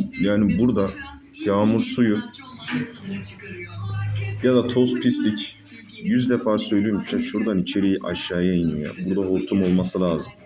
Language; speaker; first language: Turkish; native; Turkish